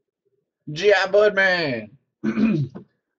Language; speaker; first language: English; native; English